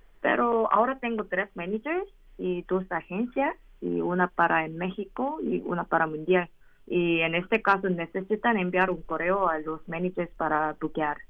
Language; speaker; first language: Spanish; non-native, learner; Korean